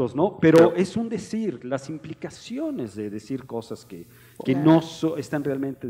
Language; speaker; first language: Spanish; native; Spanish